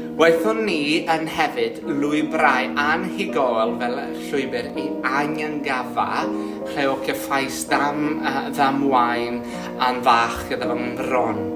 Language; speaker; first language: Welsh; non-native, learner; Portuguese